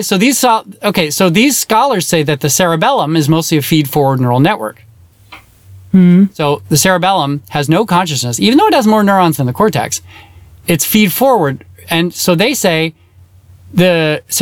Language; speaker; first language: English; native; English